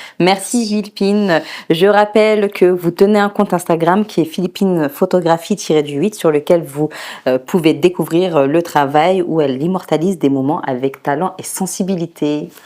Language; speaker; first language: French; native; French